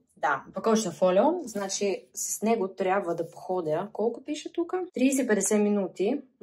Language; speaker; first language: Bulgarian; non-native, fluent; Russian